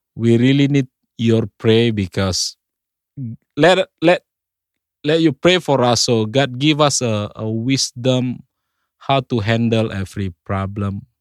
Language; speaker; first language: English; non-native, fluent; Indonesian